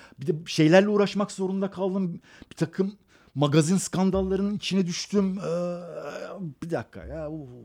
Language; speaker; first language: Turkish; early bilingual, other home language; Persian